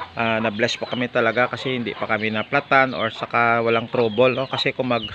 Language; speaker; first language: Filipino; non-native, local second language; Hiligaynon